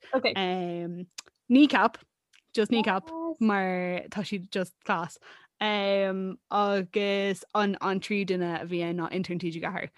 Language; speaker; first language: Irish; non-native, local second language; English